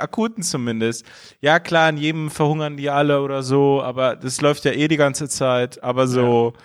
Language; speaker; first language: German; early bilingual, other home language; Persian